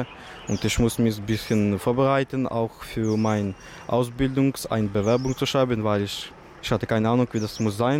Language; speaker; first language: German; non-native, learner; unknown